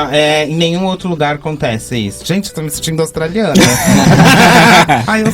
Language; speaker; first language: Portuguese; native; Portuguese